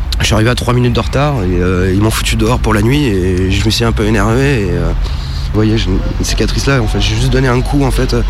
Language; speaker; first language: French; native; French